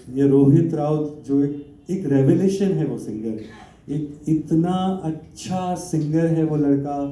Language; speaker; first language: Hindi; non-native, local second language; Gujarati